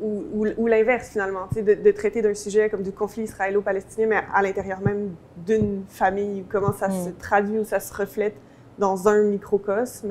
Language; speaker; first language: French; native; French